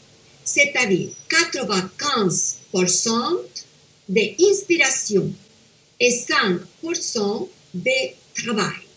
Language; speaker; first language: French; non-native, fluent; Spanish